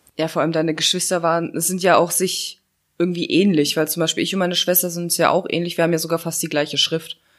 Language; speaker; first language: German; early bilingual, other home language; Russian